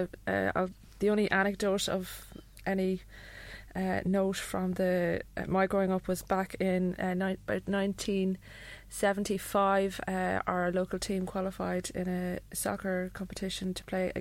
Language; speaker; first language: English; native; English